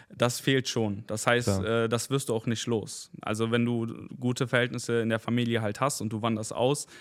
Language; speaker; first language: German; early bilingual, other home language; Spanish